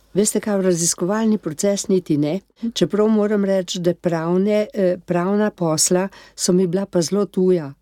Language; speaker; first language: Slovenian; native; Slovenian